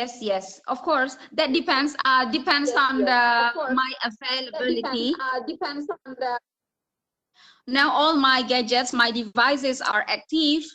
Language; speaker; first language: English; non-native, fluent; Indonesian